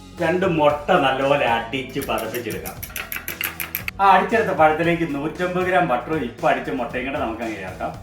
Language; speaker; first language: Malayalam; native; Malayalam